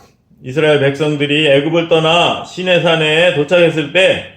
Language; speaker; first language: Korean; native; Korean